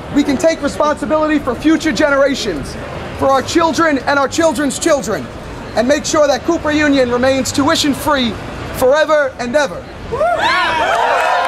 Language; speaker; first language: English; native; English